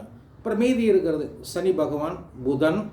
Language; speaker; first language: Tamil; native; Tamil